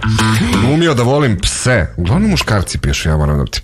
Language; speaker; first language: Serbian; native; Serbian